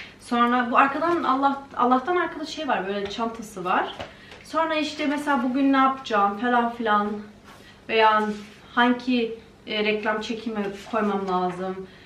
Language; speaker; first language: Turkish; early bilingual, heritage; Turkish